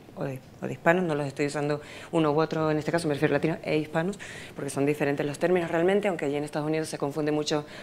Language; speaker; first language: Spanish; native; Spanish